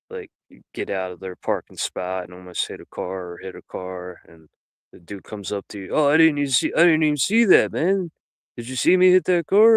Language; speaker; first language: English; native; English